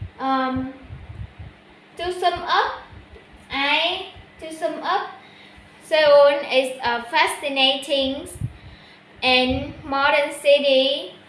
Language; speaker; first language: English; non-native, learner; Vietnamese